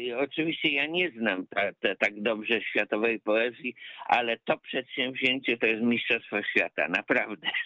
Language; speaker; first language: Polish; native; Polish